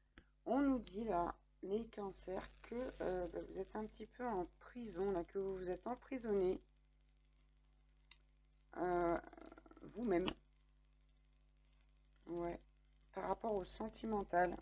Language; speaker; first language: French; native; French